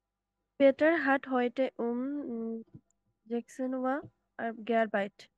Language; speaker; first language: German; non-native, learner; Bangla